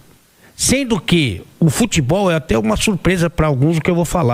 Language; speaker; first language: Portuguese; native; Portuguese